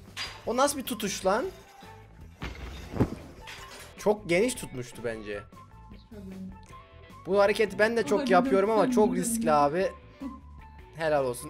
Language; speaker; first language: Turkish; native; Turkish